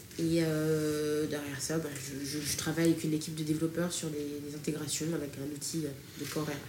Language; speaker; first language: French; early bilingual, other home language; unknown